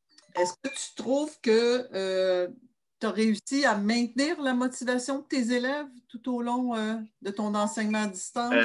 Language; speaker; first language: French; native; French